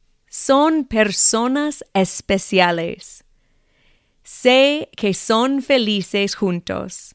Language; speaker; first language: Spanish; non-native, fluent; English